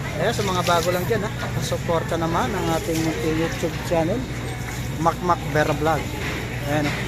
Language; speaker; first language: Filipino; native; Filipino